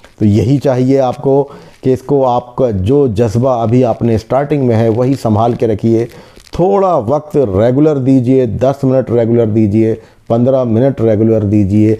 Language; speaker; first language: Hindi; native; Hindi